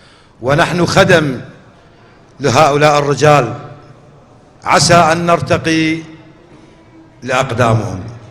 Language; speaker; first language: Arabic; native; Arabic